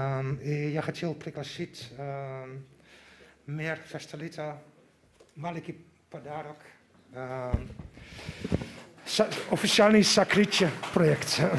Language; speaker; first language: Russian; non-native, learner; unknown